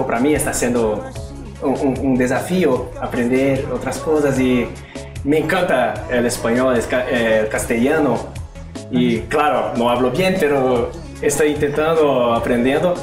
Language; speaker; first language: Spanish; non-native, learner; Portuguese